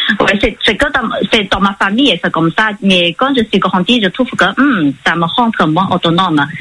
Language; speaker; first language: French; non-native, fluent; Chinese